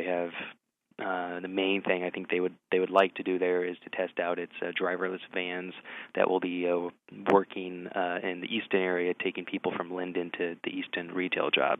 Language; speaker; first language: English; native; English